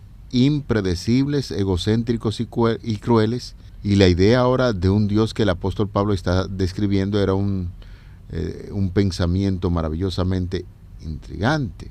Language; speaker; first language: Spanish; native; Spanish